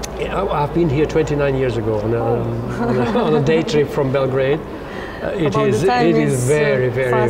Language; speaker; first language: English; non-native, fluent; German